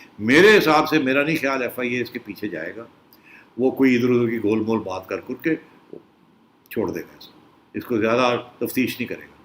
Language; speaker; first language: Urdu; non-native, local second language; Punjabi